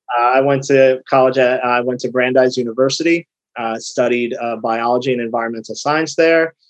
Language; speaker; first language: English; native; English